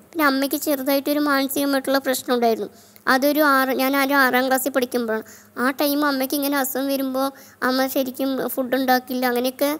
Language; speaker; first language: Malayalam; native; Malayalam